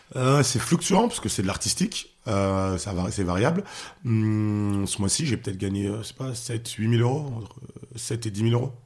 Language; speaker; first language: French; early bilingual, other home language; Haitian Creole